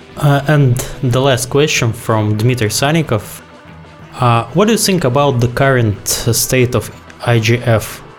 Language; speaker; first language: English; non-native, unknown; Russian